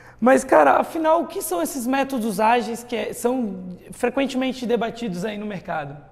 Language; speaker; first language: Portuguese; native; Portuguese